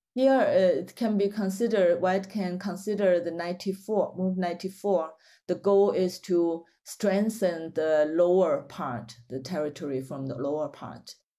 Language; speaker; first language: English; non-native, fluent; Chinese